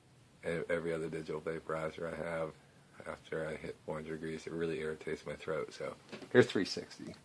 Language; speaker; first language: English; native; English